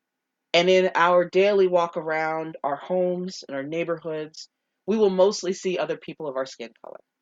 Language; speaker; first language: English; native; English